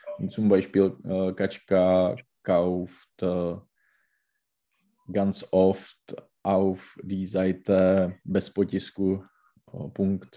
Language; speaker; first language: German; non-native, learner; Czech